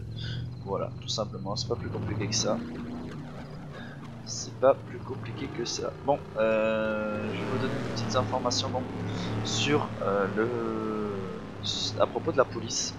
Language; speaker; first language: French; native; French